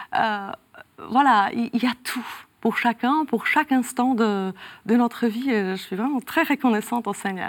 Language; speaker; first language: French; non-native, fluent; Polish